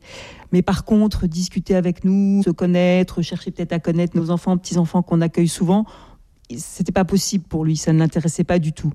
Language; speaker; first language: French; native; French